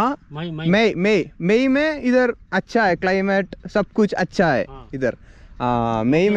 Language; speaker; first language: Hindi; non-native, learner; Malayalam